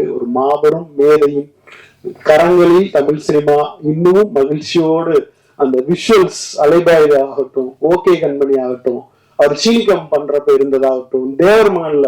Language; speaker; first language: Tamil; native; Tamil